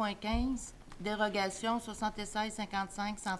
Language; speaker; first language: French; native; French